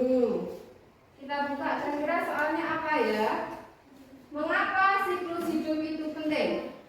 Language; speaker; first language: Malay; native; Malay